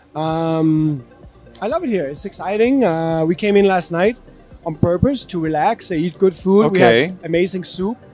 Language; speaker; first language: English; non-native, fluent; Danish